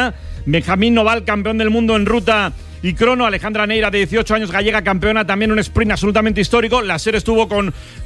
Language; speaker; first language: Spanish; native; Spanish